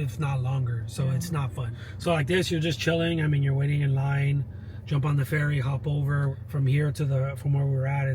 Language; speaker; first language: English; native; English